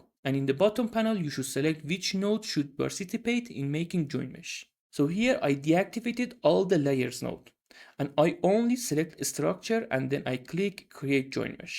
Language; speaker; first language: English; non-native, fluent; Persian